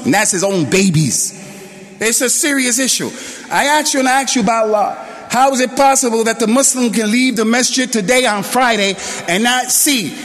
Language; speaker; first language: English; native; English